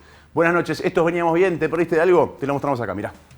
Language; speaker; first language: Spanish; native; Spanish